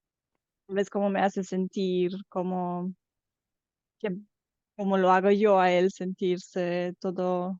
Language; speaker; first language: Spanish; non-native, fluent; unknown